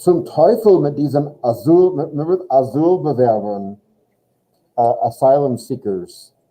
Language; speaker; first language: German; non-native, fluent; English